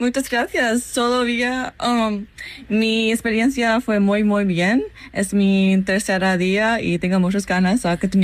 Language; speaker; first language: Spanish; non-native, fluent; English